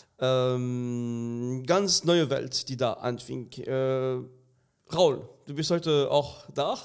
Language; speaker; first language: German; non-native, fluent; French